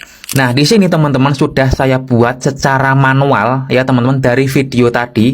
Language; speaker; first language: Indonesian; native; Indonesian